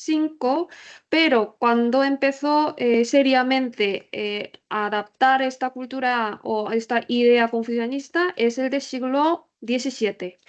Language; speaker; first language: Spanish; non-native, learner; Korean